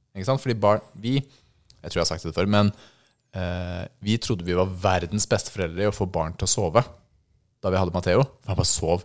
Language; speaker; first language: Norwegian; native; Norwegian